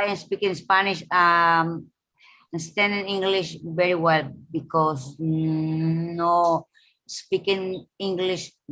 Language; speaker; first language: English; non-native, learner; Spanish